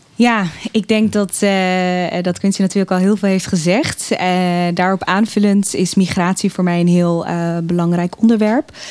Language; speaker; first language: Dutch; early bilingual, other home language; Tigrinya